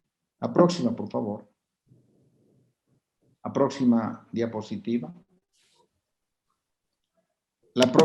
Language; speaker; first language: Portuguese; non-native, fluent; Spanish